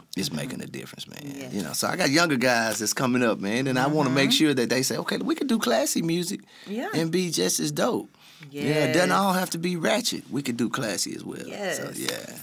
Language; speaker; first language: English; native; English